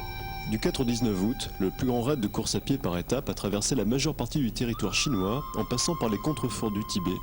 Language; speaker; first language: French; native; French